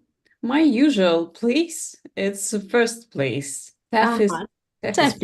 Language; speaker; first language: English; non-native, learner; Russian